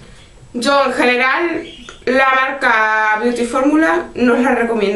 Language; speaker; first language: Spanish; native; Spanish